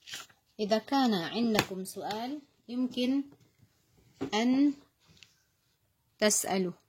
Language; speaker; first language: Arabic; non-native, fluent; Indonesian